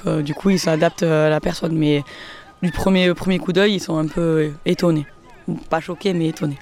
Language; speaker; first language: French; native; French